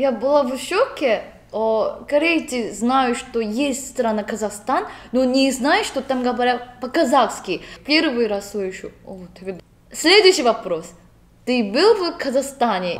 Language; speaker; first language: Russian; non-native, learner; Korean